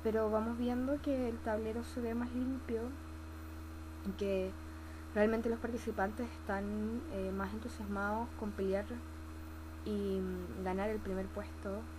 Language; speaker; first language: Spanish; native; Spanish